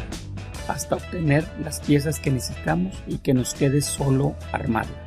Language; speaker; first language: Spanish; native; Spanish